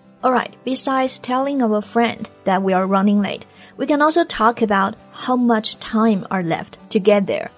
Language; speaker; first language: English; non-native, fluent; Chinese